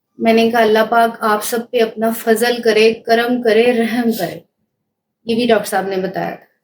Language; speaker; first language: Urdu; non-native, local second language; Punjabi